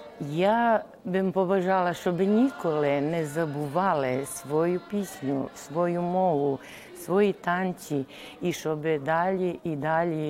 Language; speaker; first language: Ukrainian; early bilingual, heritage; Ukrainian